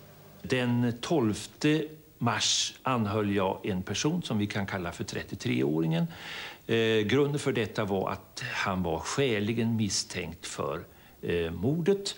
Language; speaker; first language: Swedish; native; Swedish